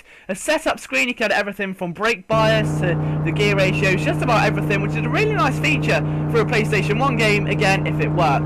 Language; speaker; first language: English; native; English